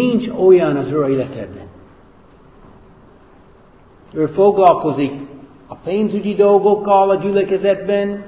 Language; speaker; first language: Hungarian; non-native, fluent; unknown